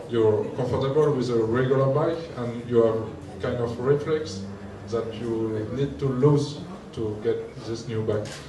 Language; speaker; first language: English; non-native, learner; French